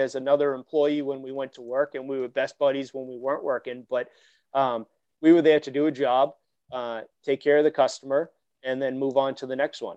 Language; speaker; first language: English; native; English